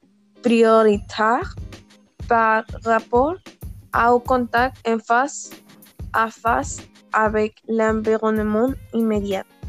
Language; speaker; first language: French; non-native, learner; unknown